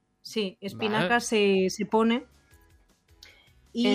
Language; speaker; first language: Spanish; non-native, learner; Japanese